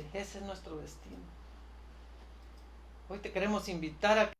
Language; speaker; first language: Spanish; native; Spanish